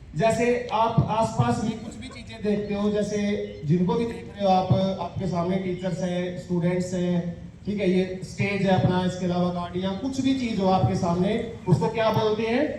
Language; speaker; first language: Hindi; native; Hindi